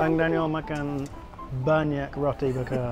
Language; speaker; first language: Indonesian; non-native, learner; English